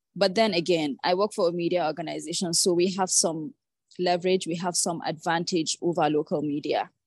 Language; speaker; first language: English; non-native, local second language; Hausa